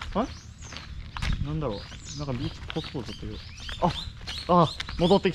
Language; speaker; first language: Japanese; native; Japanese